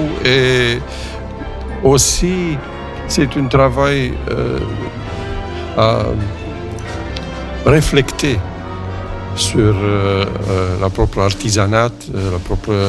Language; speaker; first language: French; non-native, fluent; Romanian